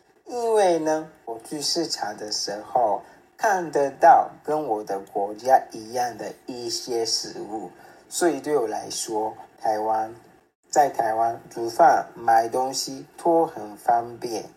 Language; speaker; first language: Chinese; non-native, fluent; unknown